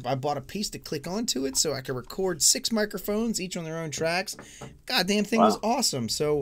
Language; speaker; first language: English; native; English